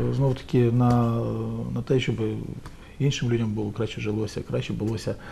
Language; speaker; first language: Ukrainian; native; Ukrainian